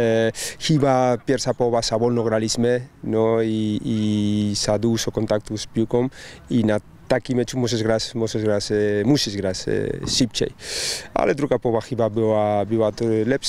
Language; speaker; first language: Polish; non-native, learner; Spanish